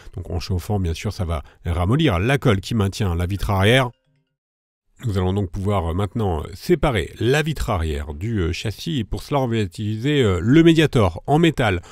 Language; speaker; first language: French; native; French